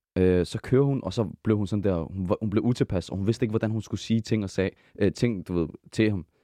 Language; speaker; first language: Danish; early bilingual, other home language; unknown